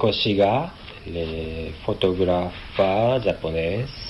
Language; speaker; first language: French; non-native, learner; Japanese